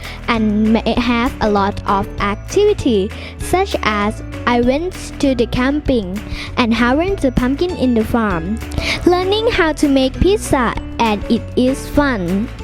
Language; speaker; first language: English; non-native, learner; Thai